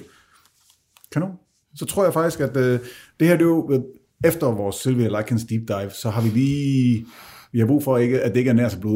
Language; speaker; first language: Danish; native; Danish